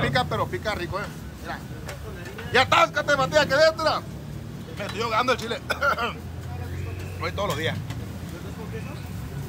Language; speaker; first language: Spanish; native; Spanish